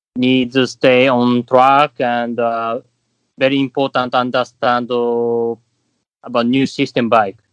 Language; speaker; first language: English; non-native, learner; Japanese